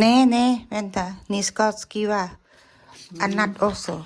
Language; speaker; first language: Swedish; non-native, learner; Thai